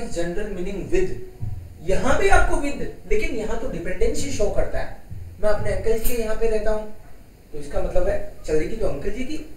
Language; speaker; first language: Hindi; non-native, local second language; Gujarati